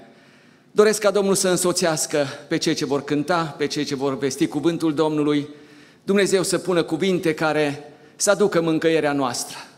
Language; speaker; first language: Romanian; native; Romanian